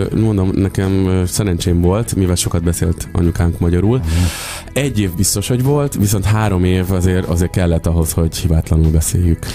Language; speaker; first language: Hungarian; early bilingual, other home language; Urdu